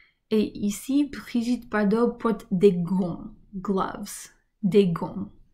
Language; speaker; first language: French; non-native, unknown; English